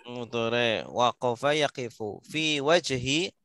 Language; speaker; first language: Arabic; non-native, fluent; Indonesian